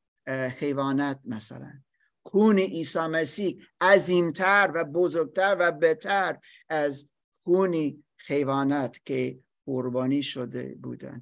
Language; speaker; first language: Persian; non-native, fluent; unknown